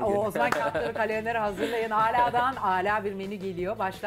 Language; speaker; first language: Turkish; native; Turkish